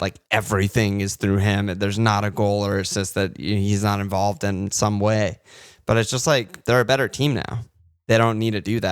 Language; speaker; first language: English; native; English